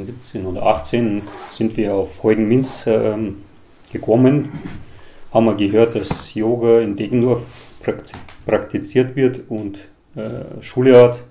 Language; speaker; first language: German; non-native, fluent; Russian